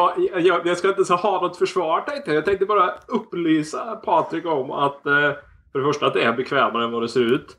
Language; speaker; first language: Swedish; native; Swedish